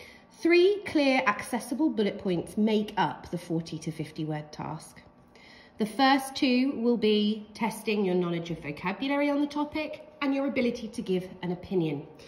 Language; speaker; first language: English; native; English